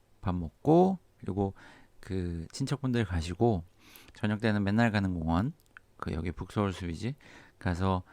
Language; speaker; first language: Korean; native; Korean